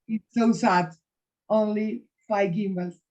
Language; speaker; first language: English; non-native, learner; Spanish